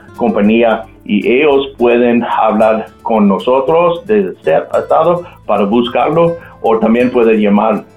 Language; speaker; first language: Spanish; non-native, local second language; English